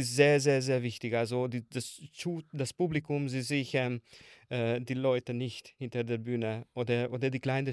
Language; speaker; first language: German; non-native, learner; Hungarian